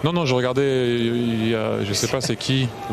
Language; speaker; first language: French; native; French